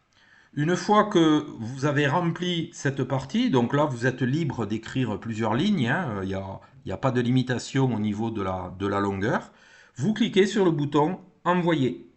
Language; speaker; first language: French; native; French